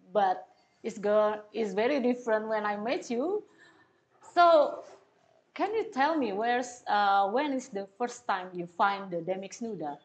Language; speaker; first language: English; non-native, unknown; Indonesian